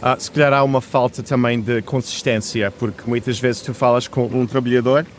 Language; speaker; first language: Portuguese; non-native, fluent; English